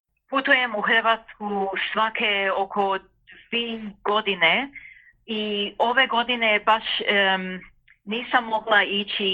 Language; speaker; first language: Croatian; early bilingual, heritage; Croatian